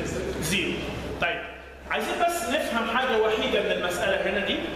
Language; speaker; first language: Arabic; native; Arabic